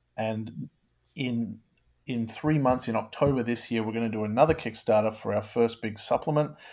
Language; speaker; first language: English; native; English